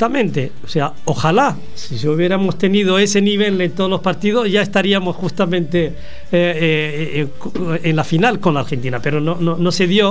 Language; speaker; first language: Spanish; non-native, fluent; Arabic